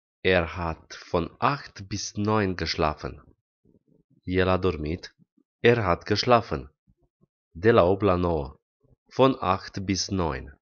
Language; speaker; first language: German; non-native, fluent; Romanian